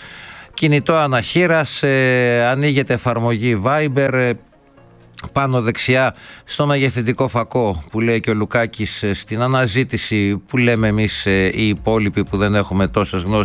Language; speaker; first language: Greek; native; Greek